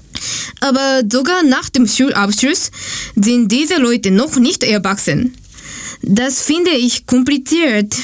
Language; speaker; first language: German; non-native, learner; Japanese